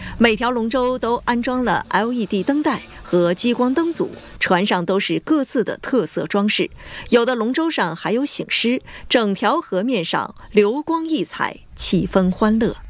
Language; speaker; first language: Chinese; native; Chinese